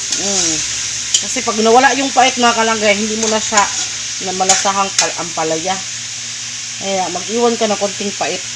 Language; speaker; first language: Filipino; non-native, local second language; Cebuano